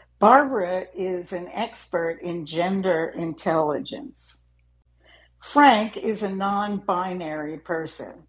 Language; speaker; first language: English; native; English